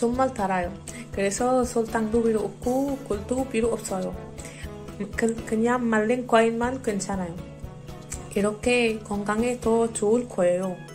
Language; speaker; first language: Korean; non-native, learner; Arabic